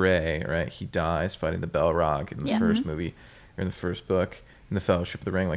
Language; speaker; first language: English; native; English